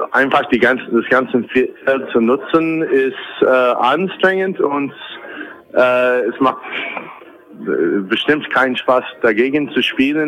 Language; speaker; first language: German; non-native, fluent; English